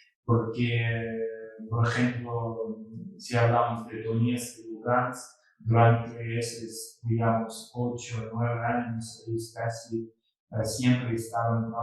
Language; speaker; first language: Spanish; non-native, fluent; Russian